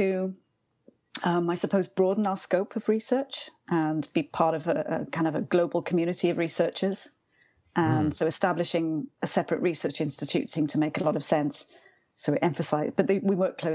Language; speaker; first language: English; native; English